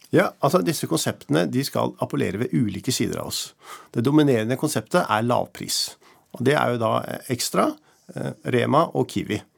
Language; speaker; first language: Norwegian; native; Norwegian